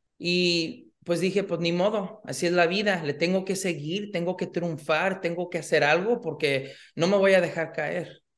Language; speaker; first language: Spanish; early bilingual, heritage; Spanish